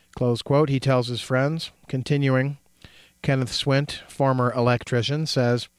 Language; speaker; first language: English; native; English